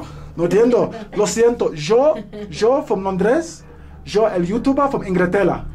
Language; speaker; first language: Spanish; non-native, learner; English